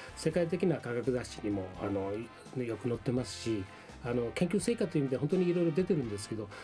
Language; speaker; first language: Japanese; native; Japanese